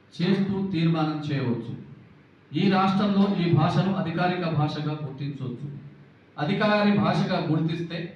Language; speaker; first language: Telugu; non-native, local second language; Lambadi